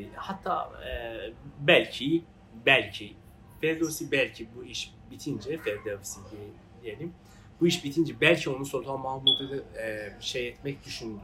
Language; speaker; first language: Turkish; non-native, fluent; Persian